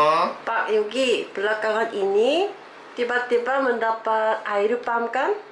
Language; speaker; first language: Indonesian; non-native, learner; Korean